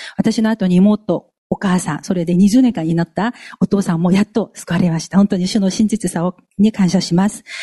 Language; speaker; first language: Japanese; non-native, fluent; Korean